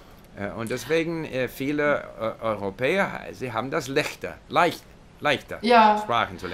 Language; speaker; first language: German; non-native, learner; English